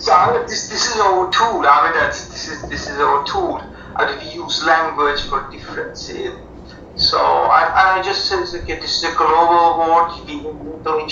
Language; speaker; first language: English; non-native, fluent; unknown